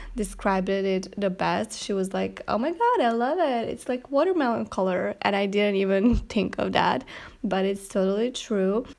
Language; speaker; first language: English; non-native, fluent; Serbian